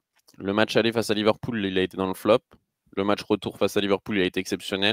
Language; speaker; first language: French; native; French